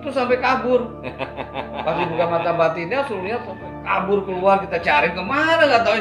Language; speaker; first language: Indonesian; native; Indonesian